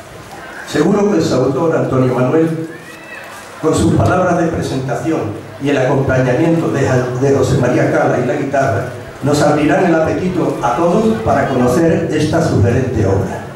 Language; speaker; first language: Spanish; native; Spanish